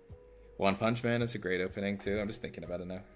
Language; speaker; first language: English; native; English